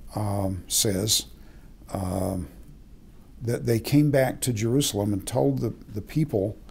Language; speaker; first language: English; native; English